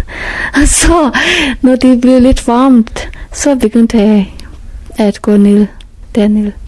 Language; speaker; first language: Danish; non-native, fluent; Persian